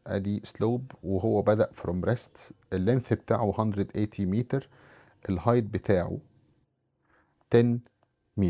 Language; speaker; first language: Arabic; native; Arabic